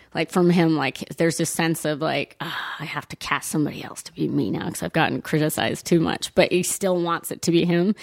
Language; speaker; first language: English; early bilingual, other home language; Italian